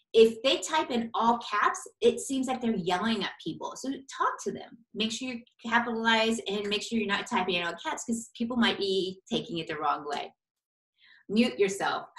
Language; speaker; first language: English; native; English